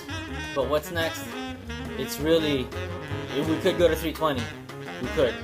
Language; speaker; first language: English; native; English